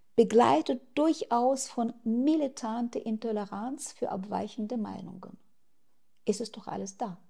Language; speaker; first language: German; non-native, fluent; Russian